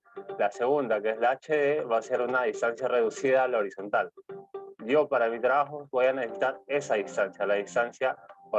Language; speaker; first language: Spanish; native; Spanish